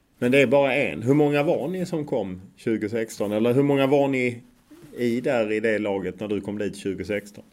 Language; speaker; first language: Swedish; native; Swedish